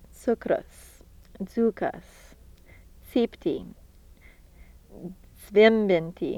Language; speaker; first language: Lithuanian; early bilingual, heritage; Lithuanian